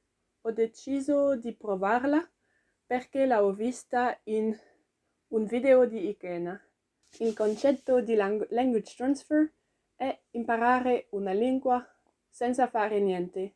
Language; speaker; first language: Italian; non-native, learner; French